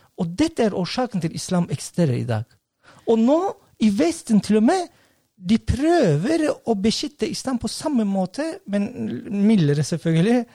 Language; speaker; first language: Norwegian; non-native, fluent; Turkish